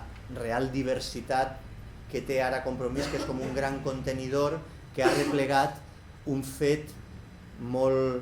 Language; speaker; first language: Catalan; native; Catalan